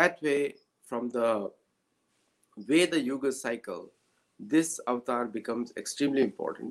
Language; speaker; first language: English; non-native, local second language; Marathi